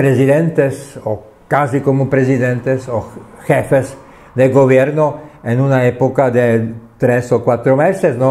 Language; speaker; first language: Spanish; non-native, fluent; Czech